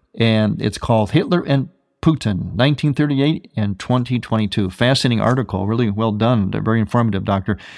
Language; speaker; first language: English; native; English